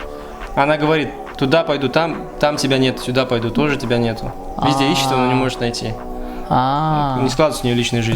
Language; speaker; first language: Russian; native; Russian